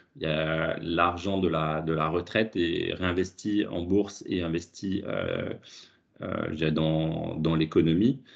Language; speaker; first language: French; native; French